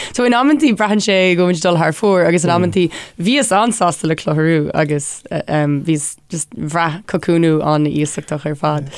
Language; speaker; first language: Irish; non-native, local second language; English